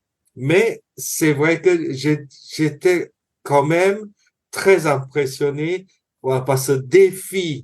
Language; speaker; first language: French; non-native, fluent; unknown